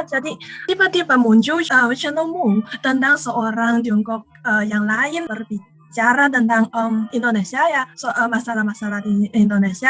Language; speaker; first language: Indonesian; non-native, learner; Chinese